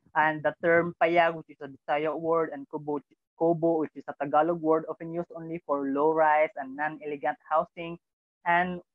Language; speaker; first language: English; non-native, local second language; Cebuano